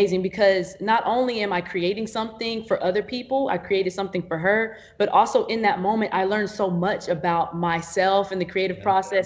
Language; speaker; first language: English; native; English